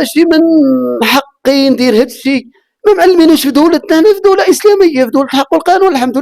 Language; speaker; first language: Arabic; native; Arabic